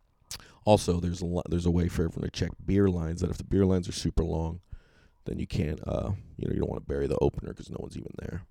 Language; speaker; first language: English; native; English